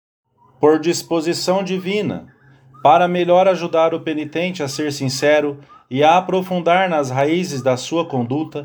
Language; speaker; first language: Portuguese; native; Portuguese